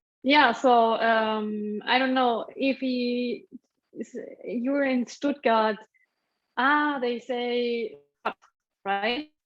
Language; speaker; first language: English; non-native, fluent; German